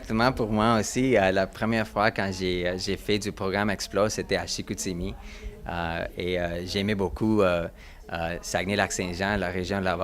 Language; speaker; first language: French; non-native, learner; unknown